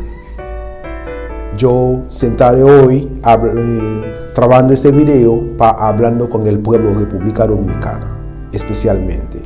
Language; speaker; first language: Spanish; non-native, learner; Haitian Creole